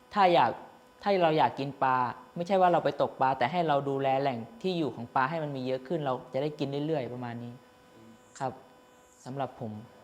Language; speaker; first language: Thai; non-native, local second language; Hmong